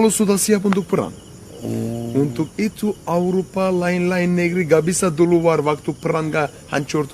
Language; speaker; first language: Indonesian; non-native, learner; Turkish